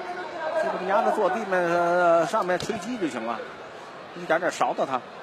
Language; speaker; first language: Chinese; native; Chinese